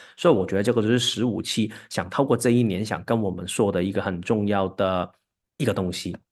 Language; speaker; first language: Chinese; non-native, local second language; Cantonese